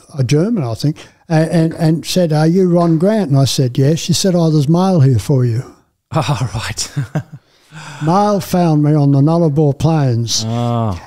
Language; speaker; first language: English; native; English